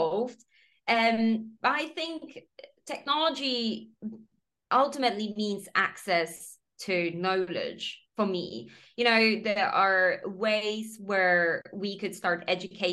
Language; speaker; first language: English; non-native, fluent; Polish